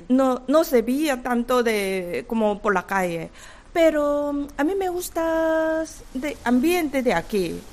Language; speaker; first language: Spanish; non-native, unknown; Korean